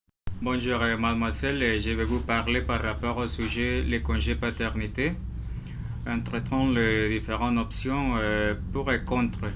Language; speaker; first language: French; non-native, learner; Spanish